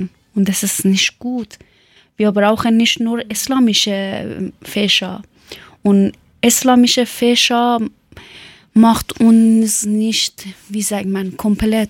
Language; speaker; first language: German; non-native, learner; Persian